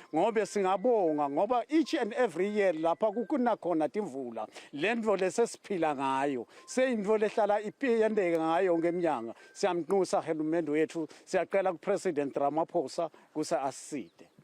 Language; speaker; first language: Zulu; non-native, local second language; Swati